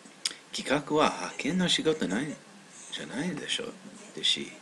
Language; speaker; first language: Japanese; non-native, learner; English